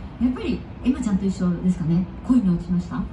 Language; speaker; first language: Japanese; native; Japanese